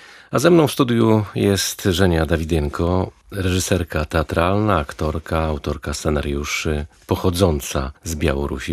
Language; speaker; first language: Polish; native; Polish